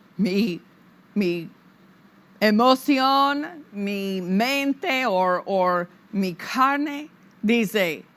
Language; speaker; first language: Spanish; non-native, fluent; English